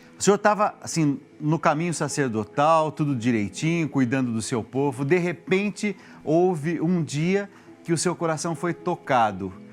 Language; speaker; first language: Portuguese; native; Portuguese